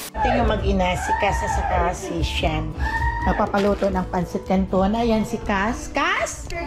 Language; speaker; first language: Filipino; non-native, local second language; Cebuano